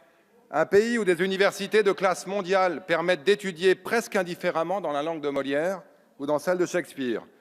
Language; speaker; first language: French; native; French